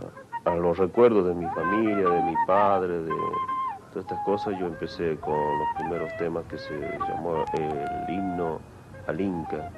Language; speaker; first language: Spanish; non-native, local second language; Quechua